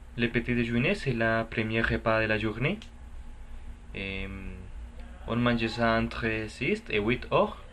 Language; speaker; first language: French; non-native, learner; Spanish